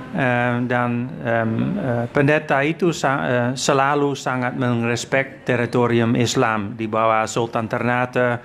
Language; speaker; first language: Indonesian; non-native, fluent; Dutch